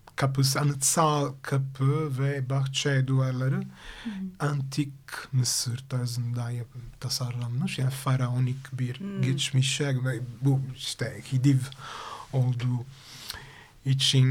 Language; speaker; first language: Turkish; non-native, fluent; Italian